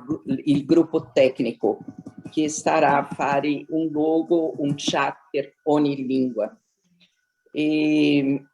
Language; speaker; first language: Italian; non-native, learner; Portuguese